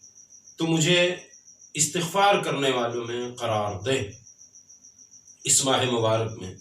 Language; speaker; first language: Urdu; native; Urdu